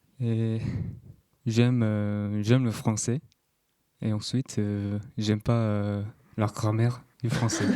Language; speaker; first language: French; non-native, learner; Korean